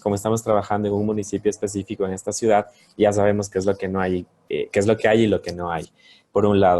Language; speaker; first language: Spanish; native; Spanish